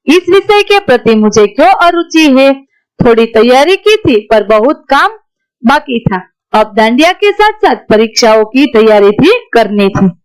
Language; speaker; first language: Hindi; non-native, local second language; Gujarati